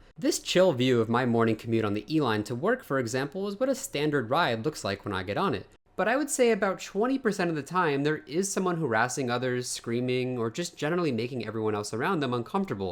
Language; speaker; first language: English; native; English